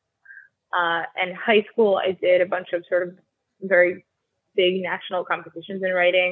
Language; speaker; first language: English; early bilingual, other home language; Russian